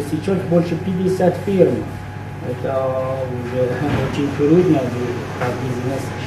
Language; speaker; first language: Russian; non-native, learner; Persian